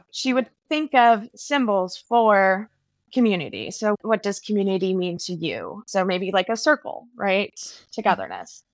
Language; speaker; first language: English; native; English